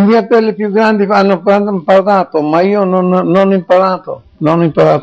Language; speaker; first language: Italian; non-native, local second language; Arabic